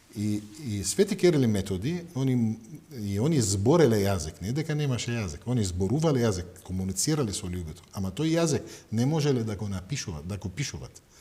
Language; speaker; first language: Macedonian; non-native, fluent; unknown